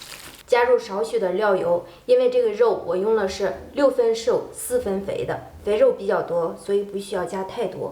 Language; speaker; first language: Chinese; native; Chinese